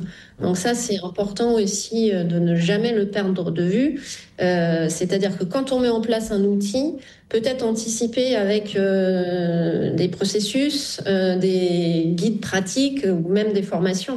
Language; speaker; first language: French; native; French